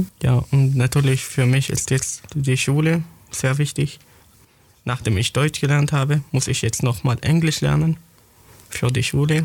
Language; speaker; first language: German; non-native, fluent; Arabic